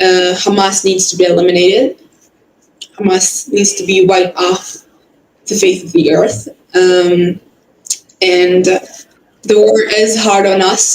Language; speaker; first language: English; non-native, fluent; Hebrew